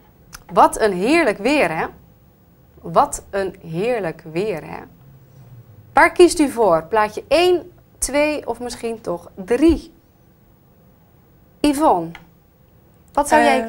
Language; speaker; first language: Dutch; native; Dutch